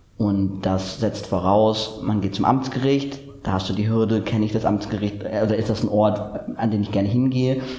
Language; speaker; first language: German; native; German